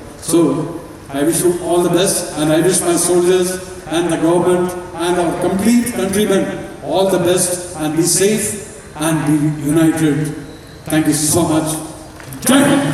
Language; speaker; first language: English; non-native, local second language; Malayalam